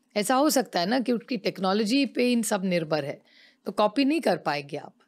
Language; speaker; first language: Hindi; non-native, local second language; Marathi